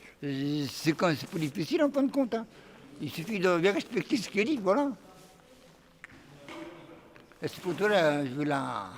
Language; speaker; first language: French; native; French